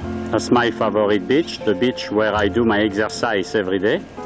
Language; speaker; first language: English; non-native, learner; French